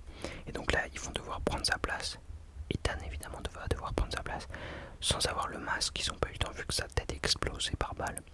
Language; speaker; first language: French; native; French